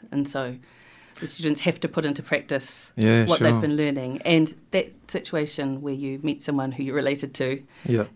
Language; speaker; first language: English; native; English